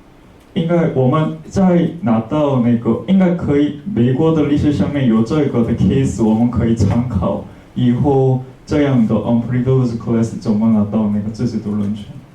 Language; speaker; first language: Chinese; non-native, learner; Korean